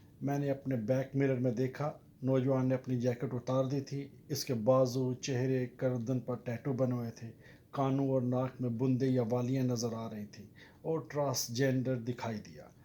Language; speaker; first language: Urdu; non-native, local second language; Punjabi